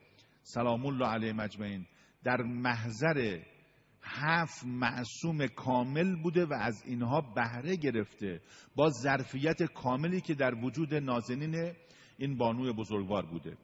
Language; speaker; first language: Persian; native; Persian